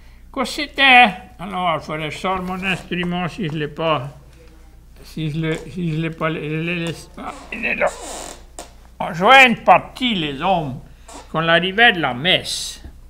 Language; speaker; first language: French; early bilingual, heritage; French